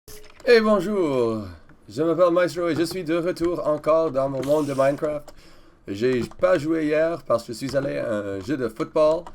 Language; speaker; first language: French; non-native, learner; English